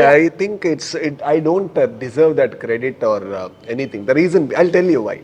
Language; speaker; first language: English; non-native, local second language; Kannada